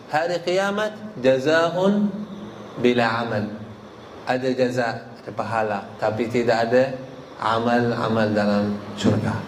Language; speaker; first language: Indonesian; non-native, learner; Arabic